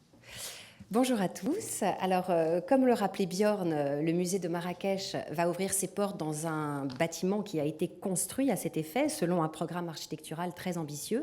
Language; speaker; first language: French; native; French